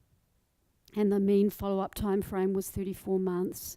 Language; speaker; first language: English; native; English